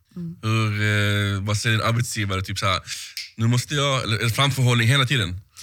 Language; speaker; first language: Swedish; native; Swedish